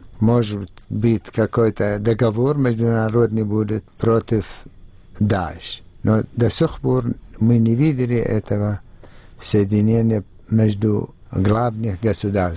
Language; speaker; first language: Russian; non-native, fluent; Arabic